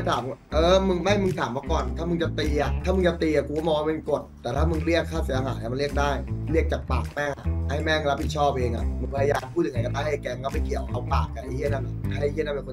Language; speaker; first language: Thai; native; Thai